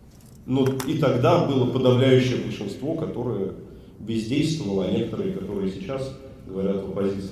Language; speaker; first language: Russian; native; Russian